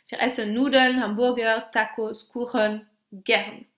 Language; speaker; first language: German; non-native, local second language; French